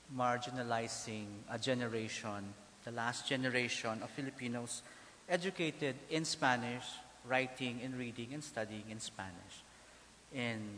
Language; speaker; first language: English; non-native, local second language; Filipino